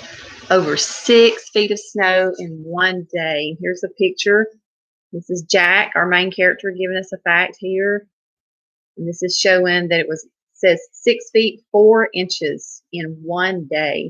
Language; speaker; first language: English; native; English